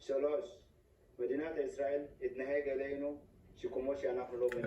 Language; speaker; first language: Hebrew; non-native, fluent; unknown